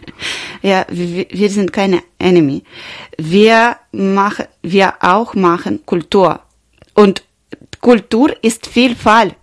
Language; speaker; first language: German; non-native, learner; Ukrainian